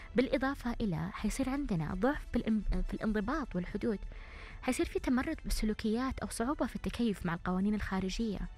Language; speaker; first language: Arabic; native; Arabic